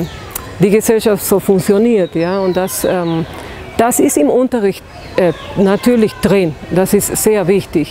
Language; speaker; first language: German; non-native, fluent; Spanish